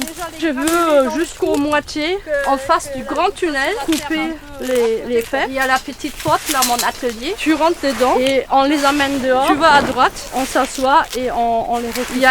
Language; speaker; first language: French; non-native, fluent; German